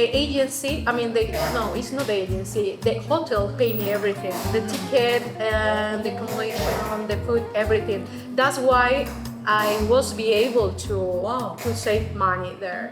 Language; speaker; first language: English; non-native, fluent; Spanish